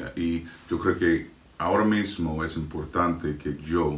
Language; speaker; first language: Spanish; non-native, fluent; English